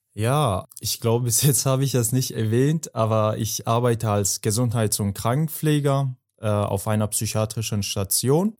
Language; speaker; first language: German; non-native, fluent; Persian